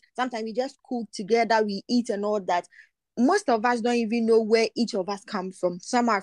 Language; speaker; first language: English; non-native, local second language; Akan